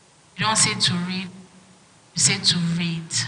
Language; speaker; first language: English; non-native, fluent; French